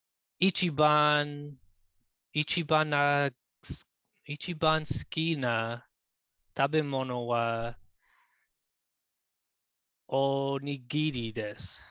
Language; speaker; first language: Japanese; non-native, learner; English